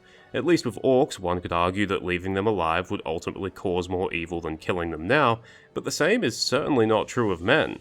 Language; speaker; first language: English; native; English